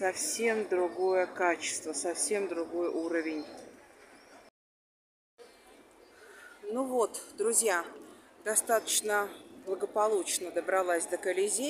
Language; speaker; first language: Russian; native; Russian